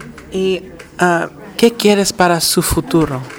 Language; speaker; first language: Spanish; early bilingual, heritage; Spanish